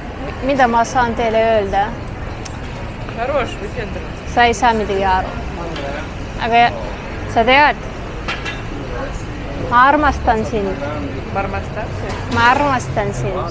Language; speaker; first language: Estonian; non-native, local second language; Russian